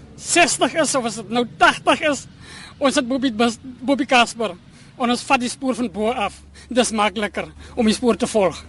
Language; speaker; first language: Afrikaans; native; Afrikaans